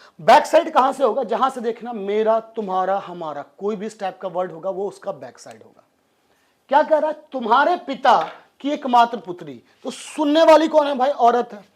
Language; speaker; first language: Hindi; native; Hindi